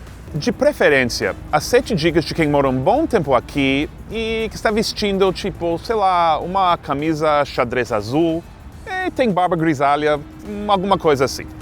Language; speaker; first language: Portuguese; non-native, fluent; English